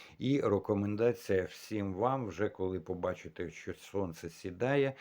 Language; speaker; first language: Ukrainian; non-native, local second language; Russian